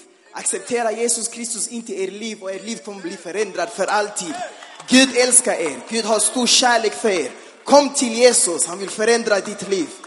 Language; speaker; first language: Swedish; early bilingual, other home language; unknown